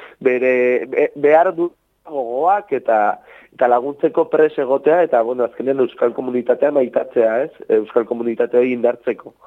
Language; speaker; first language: Basque; native; Basque